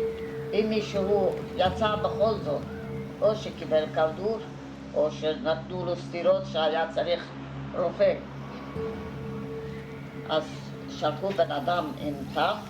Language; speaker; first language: Hebrew; non-native, fluent; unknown